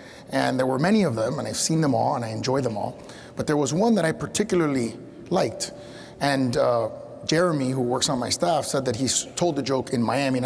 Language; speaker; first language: English; early bilingual, other home language; Spanish